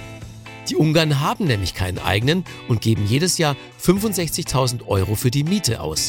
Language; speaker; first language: German; native; German